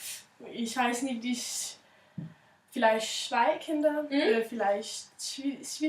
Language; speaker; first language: German; non-native, learner; Danish